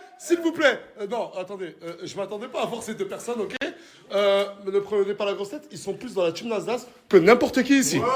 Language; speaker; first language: French; native; French